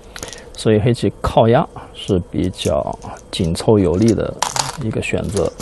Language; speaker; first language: Chinese; native; Chinese